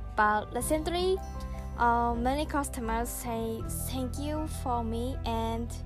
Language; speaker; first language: English; non-native, learner; Japanese